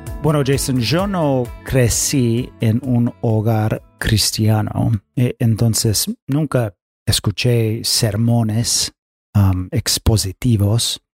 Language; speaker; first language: Spanish; non-native, fluent; English